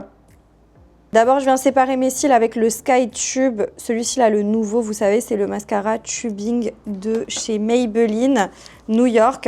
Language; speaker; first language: French; native; French